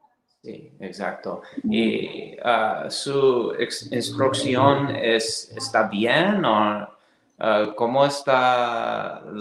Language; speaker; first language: Spanish; non-native, learner; English